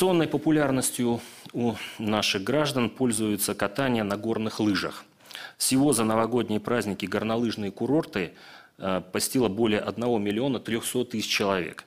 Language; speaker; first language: Russian; native; Russian